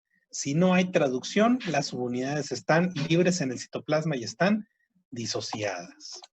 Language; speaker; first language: Spanish; native; Spanish